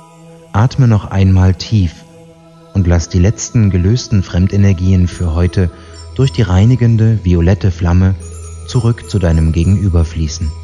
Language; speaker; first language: German; native; German